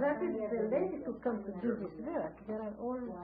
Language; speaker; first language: English; non-native, learner; Ladino